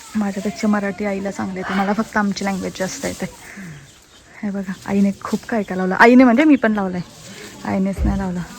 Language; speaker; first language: Marathi; native; Marathi